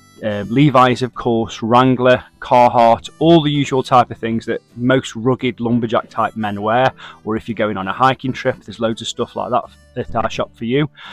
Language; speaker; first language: English; native; English